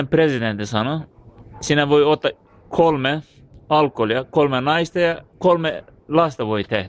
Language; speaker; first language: Finnish; non-native, learner; Turkish